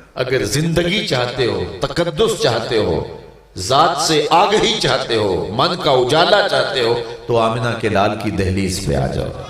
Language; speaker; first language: Urdu; non-native, local second language; Punjabi